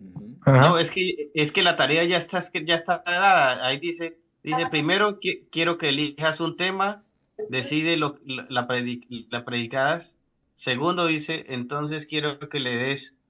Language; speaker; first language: Spanish; native; Spanish